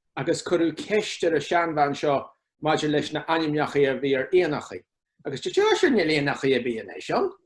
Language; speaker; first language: Irish; non-native, local second language; English